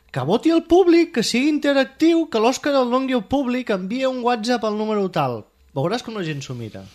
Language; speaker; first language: Catalan; native; Catalan